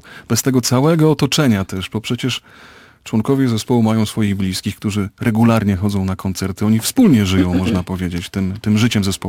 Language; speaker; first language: Polish; native; Polish